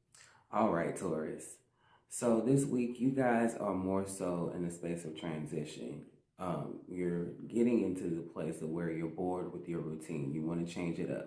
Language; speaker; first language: English; native; English